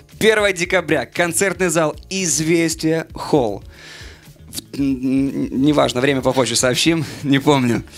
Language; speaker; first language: Russian; native; Russian